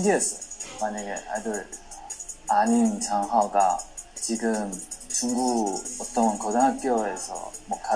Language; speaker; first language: Korean; non-native, fluent; Chinese